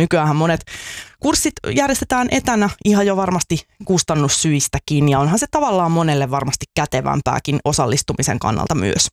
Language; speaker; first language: Finnish; native; Finnish